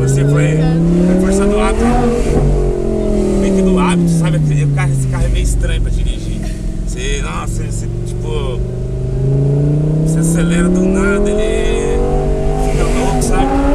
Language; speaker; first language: Portuguese; native; Portuguese